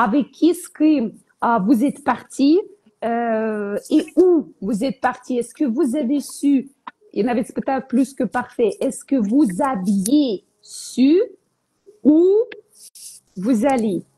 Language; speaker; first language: French; non-native, fluent; Ukrainian